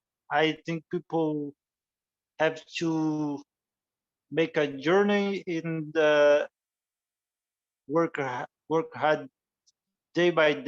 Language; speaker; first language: English; non-native, learner; Portuguese